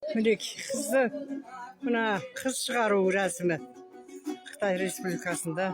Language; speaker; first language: Kazakh; native; Kazakh